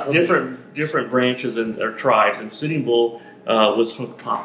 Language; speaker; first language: English; native; English